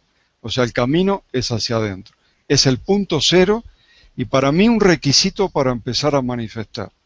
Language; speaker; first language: Spanish; native; Spanish